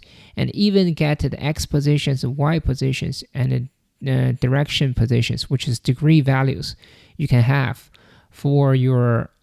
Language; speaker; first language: English; non-native, fluent; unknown